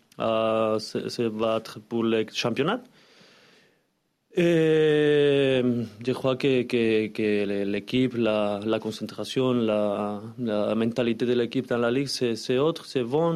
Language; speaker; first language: French; non-native, learner; Spanish